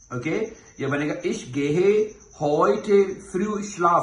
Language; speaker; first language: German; non-native, fluent; Urdu